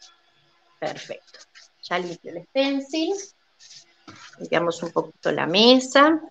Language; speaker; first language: Spanish; native; Spanish